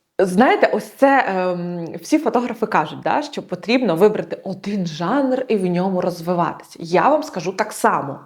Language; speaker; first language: Ukrainian; non-native, local second language; Russian